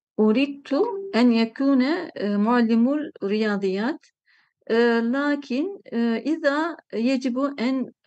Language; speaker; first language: Arabic; non-native, learner; Turkish